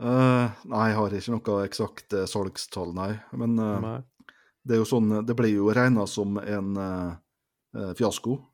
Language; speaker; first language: Norwegian; native; Norwegian